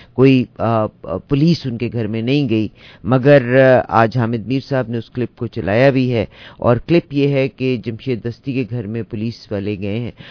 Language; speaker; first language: Urdu; native; Urdu